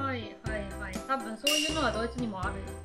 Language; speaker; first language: Japanese; non-native, fluent; German